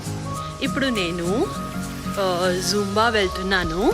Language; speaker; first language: Telugu; non-native, local second language; Kannada